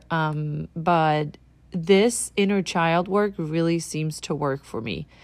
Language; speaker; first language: English; non-native, fluent; Danish